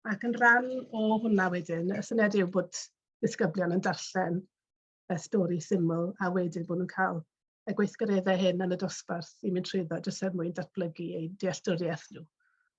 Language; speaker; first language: Welsh; native; Welsh